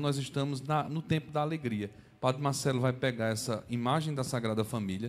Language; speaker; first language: Portuguese; native; Portuguese